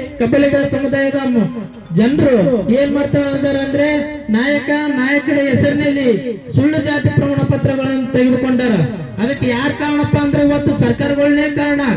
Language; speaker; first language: Kannada; native; Kannada